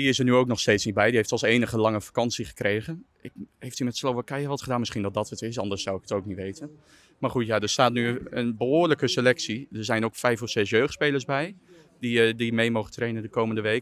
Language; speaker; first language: Dutch; native; Dutch